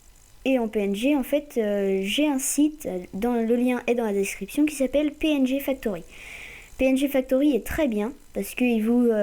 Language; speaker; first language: French; native; French